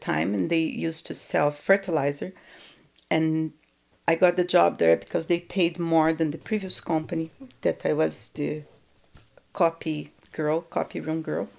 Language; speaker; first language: English; non-native, fluent; Portuguese